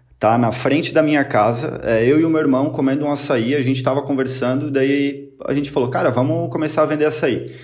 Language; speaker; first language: Portuguese; native; Portuguese